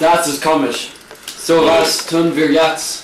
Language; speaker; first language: German; non-native, learner; English